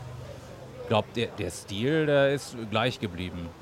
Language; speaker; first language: German; native; German